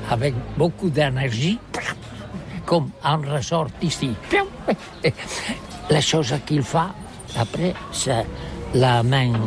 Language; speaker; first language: French; non-native, learner; Catalan